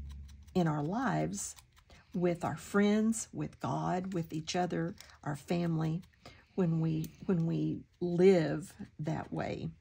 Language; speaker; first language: English; native; English